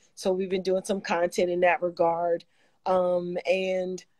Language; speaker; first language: English; native; English